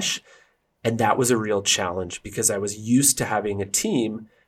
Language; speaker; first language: English; native; English